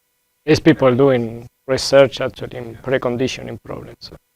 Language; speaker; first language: English; non-native, fluent; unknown